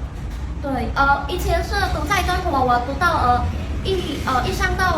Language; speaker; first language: Chinese; non-native, learner; Khmer